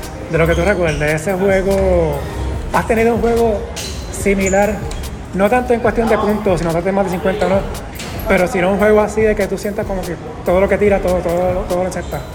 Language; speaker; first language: Spanish; native; Spanish